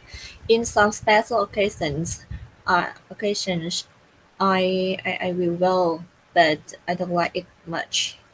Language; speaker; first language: English; non-native, learner; Vietnamese